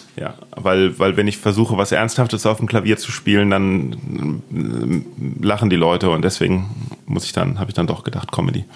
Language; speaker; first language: German; native; German